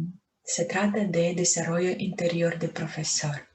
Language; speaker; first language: Spanish; non-native, fluent; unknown